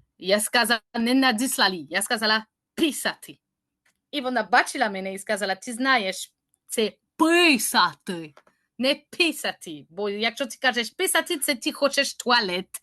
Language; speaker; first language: Ukrainian; non-native, learner; French